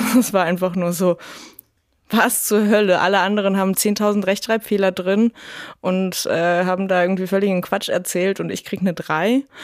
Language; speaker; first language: German; early bilingual, other home language; Russian